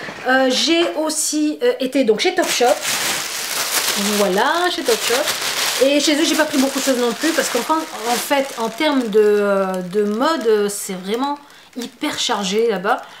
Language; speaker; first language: French; native; French